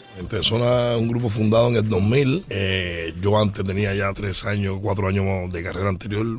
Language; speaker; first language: Spanish; native; Spanish